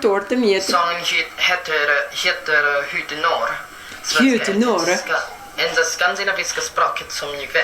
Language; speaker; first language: Swedish; non-native, learner; Filipino